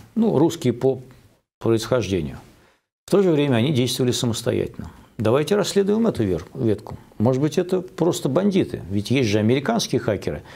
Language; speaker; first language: Russian; native; Russian